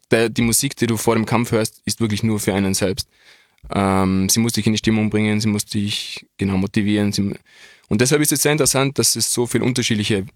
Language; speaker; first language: German; native; German